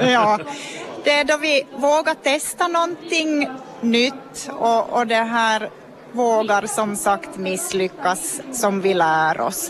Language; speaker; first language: Swedish; native; Swedish